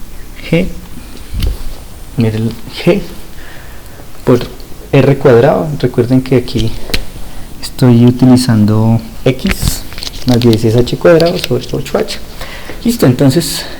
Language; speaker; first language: Spanish; native; Spanish